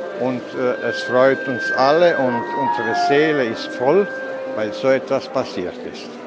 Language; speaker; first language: German; early bilingual, heritage; German